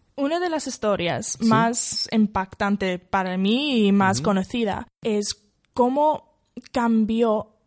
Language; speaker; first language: Spanish; non-native, fluent; English